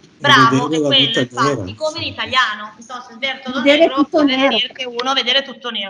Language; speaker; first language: Italian; native; Italian